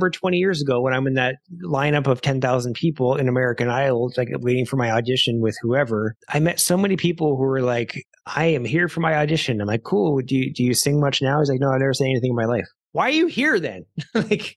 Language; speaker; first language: English; native; English